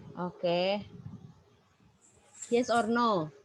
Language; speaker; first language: English; non-native, fluent; Indonesian